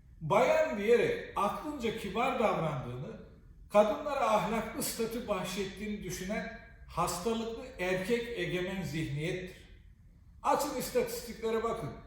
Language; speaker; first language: Turkish; native; Turkish